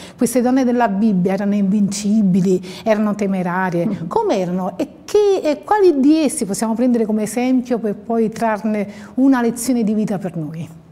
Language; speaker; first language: Italian; native; Italian